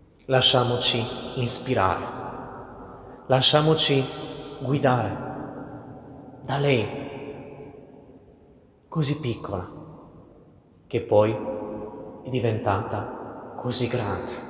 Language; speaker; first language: Italian; non-native, fluent; Portuguese